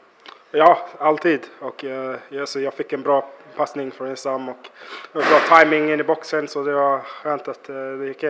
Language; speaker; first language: Swedish; non-native, fluent; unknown